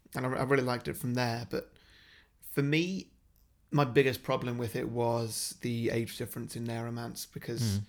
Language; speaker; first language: English; native; English